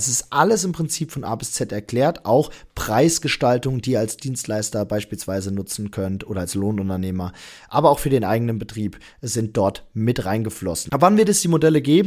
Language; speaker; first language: German; native; German